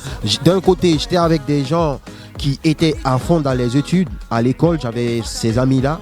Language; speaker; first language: French; non-native, local second language; Fula